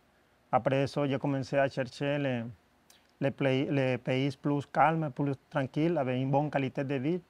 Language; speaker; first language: French; non-native, learner; Spanish